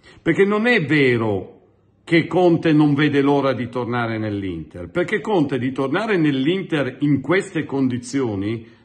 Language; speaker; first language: Italian; native; Italian